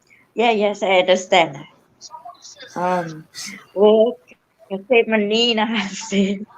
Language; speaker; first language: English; non-native, learner; Thai